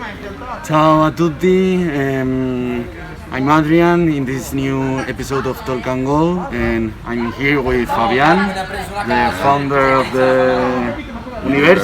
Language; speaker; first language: English; non-native, learner; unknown